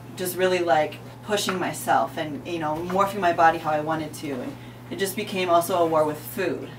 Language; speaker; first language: English; native; English